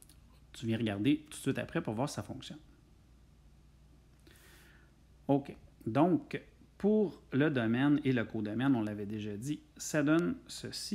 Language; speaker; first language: French; native; French